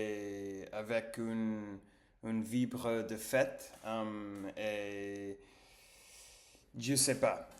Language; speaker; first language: French; non-native, learner; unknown